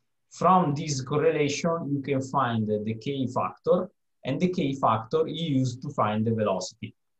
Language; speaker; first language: English; non-native, fluent; Italian